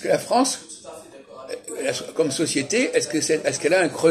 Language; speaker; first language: French; native; French